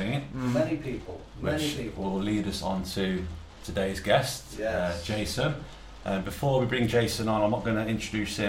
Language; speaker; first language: English; native; English